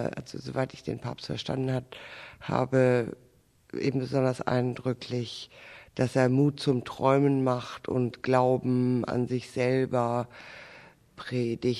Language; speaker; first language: German; native; German